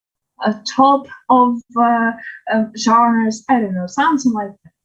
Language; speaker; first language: English; non-native, learner; Ukrainian